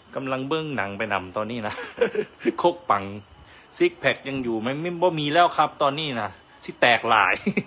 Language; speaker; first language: Thai; native; Thai